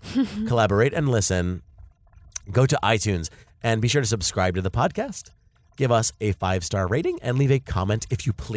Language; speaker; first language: English; native; English